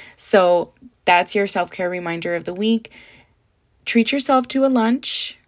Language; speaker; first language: English; early bilingual, other home language; Spanish